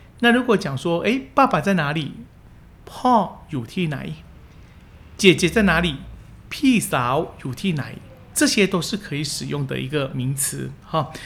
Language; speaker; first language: Chinese; early bilingual, heritage; Chinese